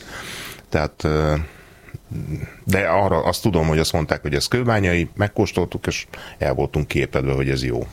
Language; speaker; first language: Hungarian; native; Hungarian